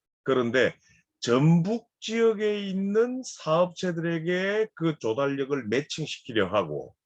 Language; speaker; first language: Korean; native; Korean